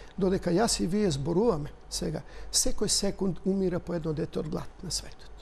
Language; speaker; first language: Macedonian; native; Macedonian